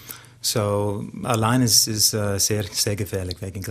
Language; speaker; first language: German; non-native, learner; English